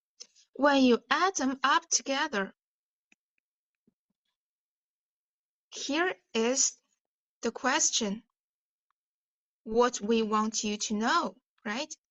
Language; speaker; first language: English; non-native, fluent; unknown